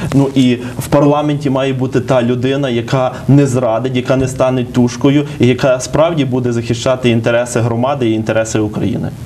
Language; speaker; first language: Ukrainian; native; Ukrainian